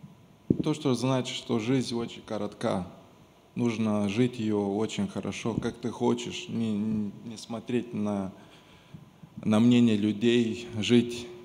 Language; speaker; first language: Russian; non-native, local second language; Romanian